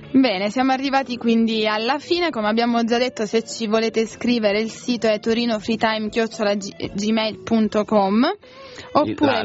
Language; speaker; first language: Italian; native; Italian